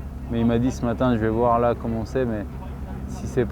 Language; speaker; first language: French; native; French